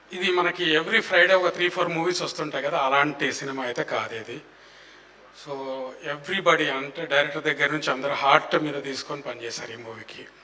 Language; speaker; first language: Telugu; native; Telugu